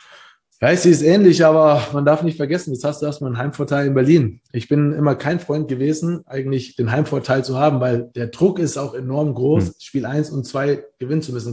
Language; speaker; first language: German; native; German